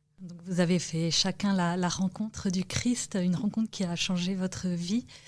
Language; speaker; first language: French; native; French